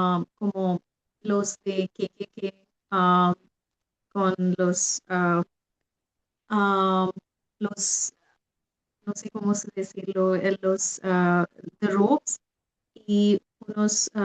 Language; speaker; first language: Spanish; non-native, fluent; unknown